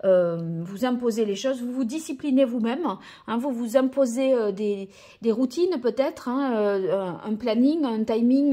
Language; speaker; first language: French; native; French